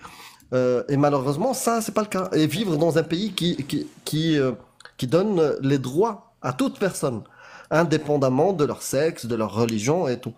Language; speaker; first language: French; native; French